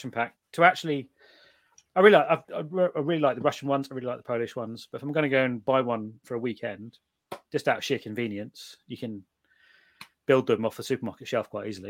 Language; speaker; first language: English; native; English